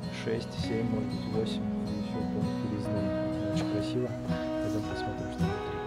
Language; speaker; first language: Russian; native; Russian